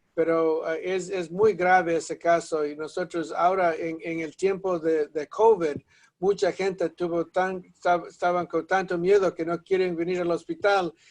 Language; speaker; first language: Spanish; early bilingual, heritage; Spanish